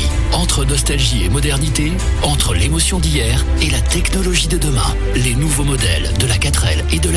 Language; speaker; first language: French; native; French